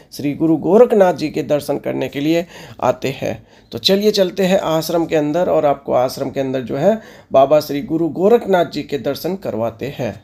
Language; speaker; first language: Hindi; non-native, local second language; Gujarati